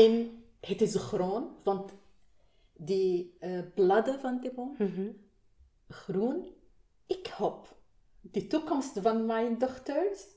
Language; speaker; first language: Dutch; non-native, learner; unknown